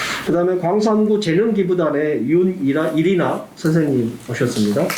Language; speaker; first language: Korean; native; Korean